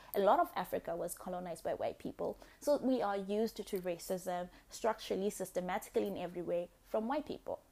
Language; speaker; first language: English; non-native, local second language; Shona